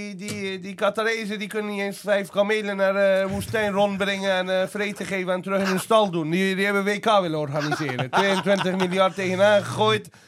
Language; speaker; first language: Dutch; non-native, fluent; Azerbaijani